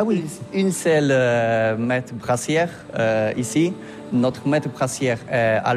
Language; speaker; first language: French; non-native, learner; Polish